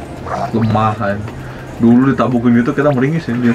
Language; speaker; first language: Indonesian; native; Indonesian